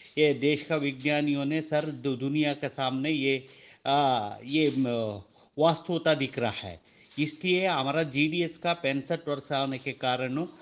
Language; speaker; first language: Hindi; non-native, local second language; Kannada